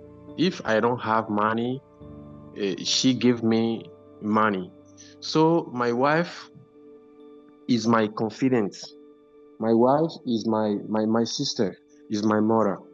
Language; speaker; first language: English; non-native, learner; French